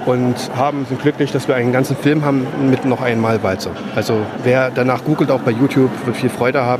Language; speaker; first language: German; native; German